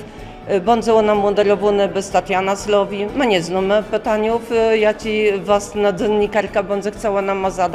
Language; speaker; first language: Polish; non-native, local second language; Kashubian